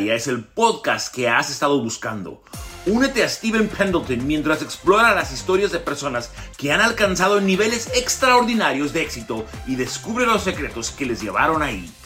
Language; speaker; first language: Spanish; native; Spanish